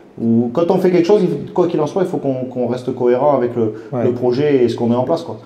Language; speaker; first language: French; native; French